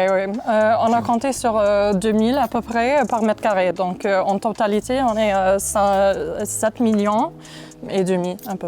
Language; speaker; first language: French; non-native, fluent; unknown